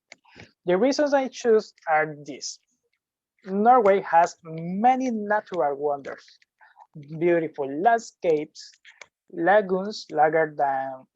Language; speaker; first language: English; non-native, learner; Spanish